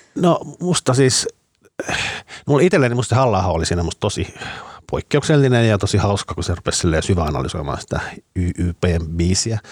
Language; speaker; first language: Finnish; early bilingual, other home language; Danish